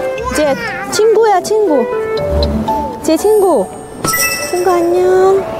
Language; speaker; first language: Korean; non-native, learner; Indonesian